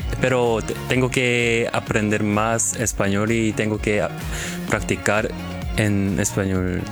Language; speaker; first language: Spanish; non-native, learner; Korean